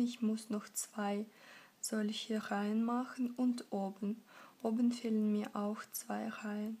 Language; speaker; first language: German; non-native, fluent; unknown